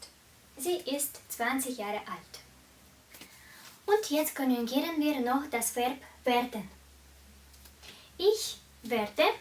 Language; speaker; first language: German; non-native, fluent; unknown